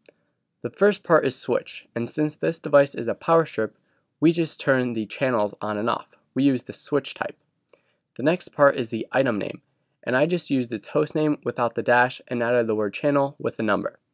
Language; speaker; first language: English; native; English